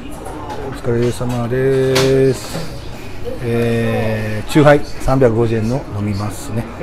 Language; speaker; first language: Japanese; native; Japanese